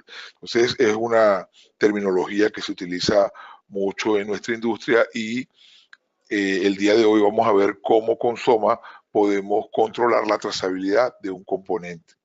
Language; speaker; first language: Spanish; native; Spanish